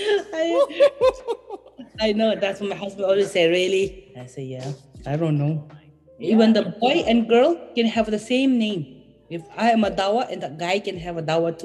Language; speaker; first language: English; non-native, fluent; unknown